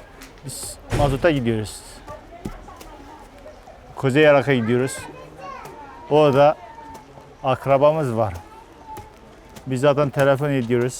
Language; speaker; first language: Turkish; non-native, local second language; Kurdish